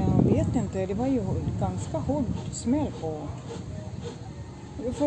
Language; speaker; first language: Swedish; non-native, fluent; Cebuano